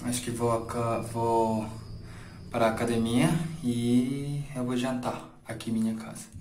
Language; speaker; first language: Portuguese; non-native, learner; Japanese